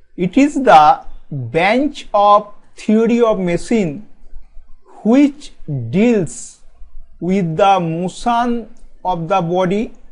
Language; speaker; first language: English; non-native, local second language; Bangla